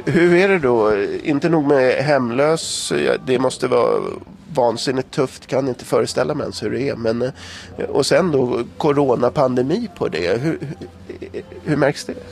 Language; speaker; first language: Swedish; native; Swedish